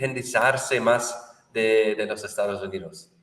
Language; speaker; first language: Spanish; non-native, fluent; German